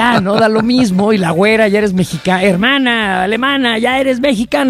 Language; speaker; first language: Spanish; native; Spanish